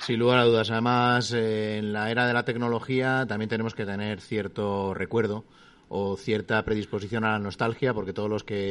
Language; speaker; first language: Spanish; native; Spanish